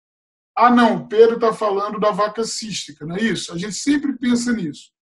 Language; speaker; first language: Portuguese; native; Portuguese